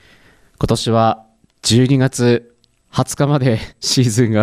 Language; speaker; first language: Japanese; native; Japanese